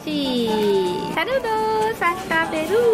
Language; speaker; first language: Spanish; non-native, learner; Japanese